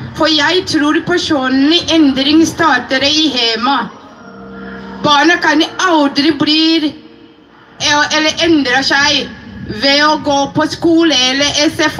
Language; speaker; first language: Norwegian; non-native, fluent; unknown